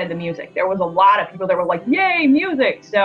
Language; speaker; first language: English; native; English